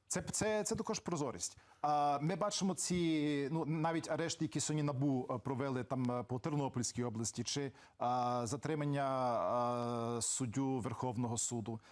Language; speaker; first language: Ukrainian; early bilingual, heritage; Ukrainian